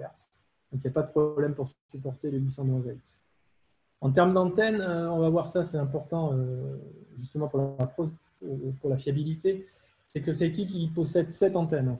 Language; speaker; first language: French; native; French